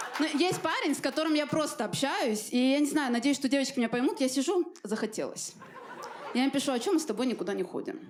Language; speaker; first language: Russian; early bilingual, other home language; Armenian